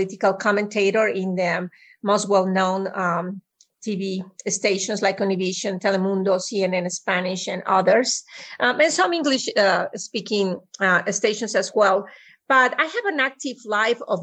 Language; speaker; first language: English; non-native, fluent; Spanish